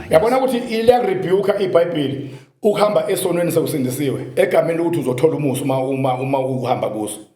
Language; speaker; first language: Zulu; native; Zulu